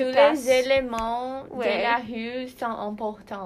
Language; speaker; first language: French; non-native, learner; Portuguese